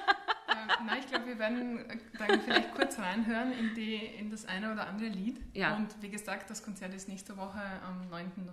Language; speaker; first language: German; native; German